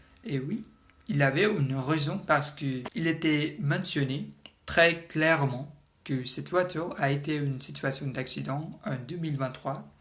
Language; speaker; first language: French; non-native, learner; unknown